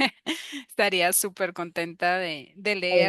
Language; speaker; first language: Spanish; native; Spanish